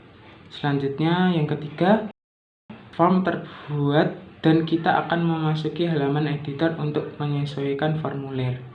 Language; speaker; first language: Indonesian; native; Indonesian